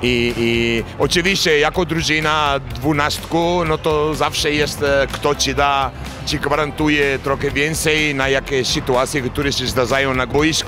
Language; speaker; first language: Polish; non-native, learner; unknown